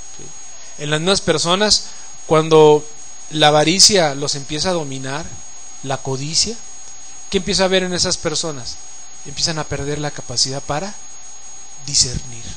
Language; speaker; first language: Spanish; native; Spanish